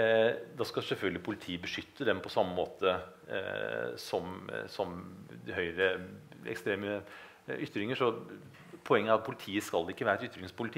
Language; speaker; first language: Norwegian; native; Norwegian